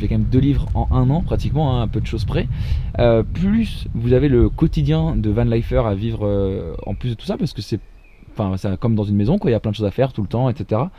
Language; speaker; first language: French; native; French